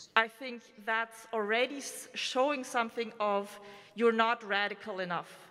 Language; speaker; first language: Spanish; non-native, learner; German